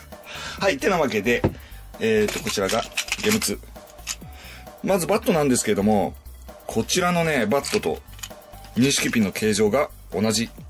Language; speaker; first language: Japanese; native; Japanese